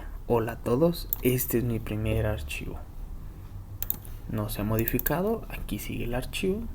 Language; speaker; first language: Spanish; native; Spanish